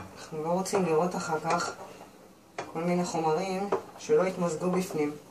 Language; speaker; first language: Hebrew; native; Hebrew